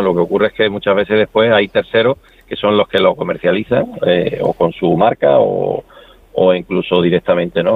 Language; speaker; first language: Spanish; native; Spanish